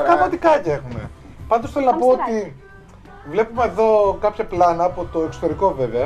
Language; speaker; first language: Greek; native; Greek